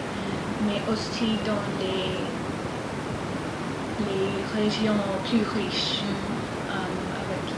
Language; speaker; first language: French; non-native, learner; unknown